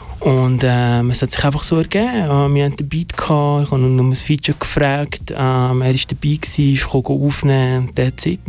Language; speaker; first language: German; early bilingual, other home language; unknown